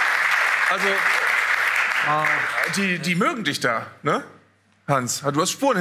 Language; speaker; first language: German; native; German